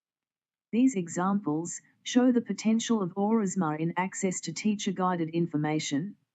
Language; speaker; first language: English; non-native, fluent; Portuguese